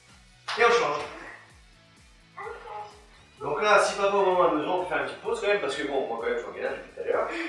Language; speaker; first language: French; native; French